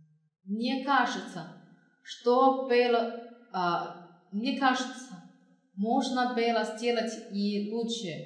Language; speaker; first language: Russian; non-native, fluent; Chinese